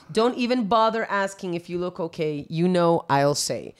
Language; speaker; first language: English; non-native, fluent; Spanish